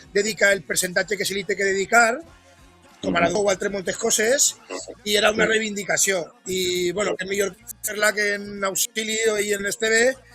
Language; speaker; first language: Catalan; non-native, local second language; Spanish